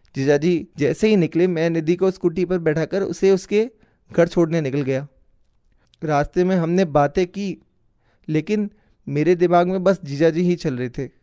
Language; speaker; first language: Hindi; native; Hindi